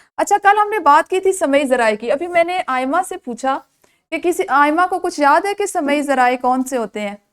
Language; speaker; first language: Urdu; non-native, local second language; Punjabi